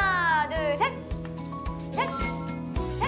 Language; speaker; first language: Korean; non-native, fluent; Japanese